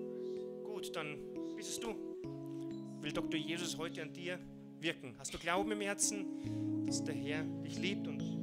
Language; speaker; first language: German; native; German